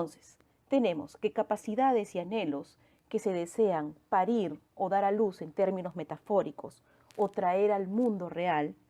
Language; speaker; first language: Spanish; native; Spanish